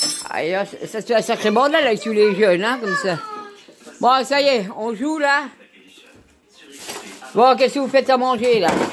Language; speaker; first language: French; native; French